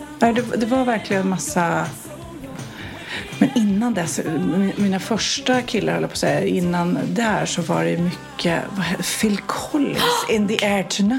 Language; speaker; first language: Swedish; native; Swedish